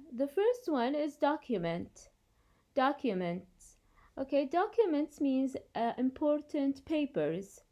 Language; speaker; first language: English; non-native, fluent; Arabic